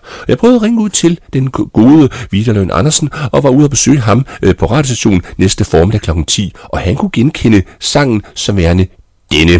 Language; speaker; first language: Danish; native; Danish